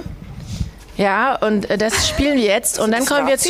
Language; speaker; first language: German; non-native, fluent; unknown